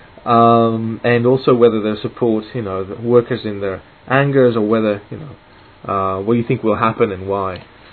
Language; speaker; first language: English; non-native, fluent; Italian